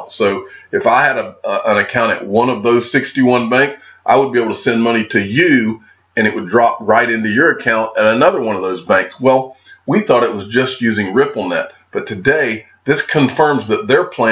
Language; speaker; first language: English; native; English